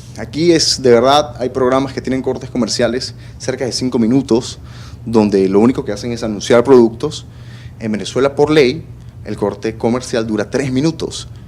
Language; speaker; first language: Spanish; native; Spanish